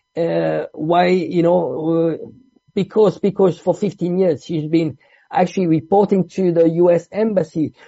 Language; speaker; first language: English; non-native, fluent; Italian